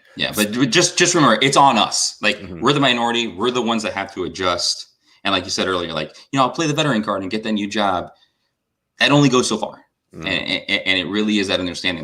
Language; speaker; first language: English; native; English